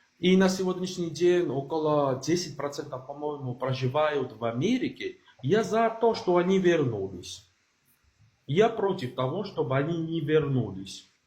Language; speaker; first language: Russian; non-native, local second language; Georgian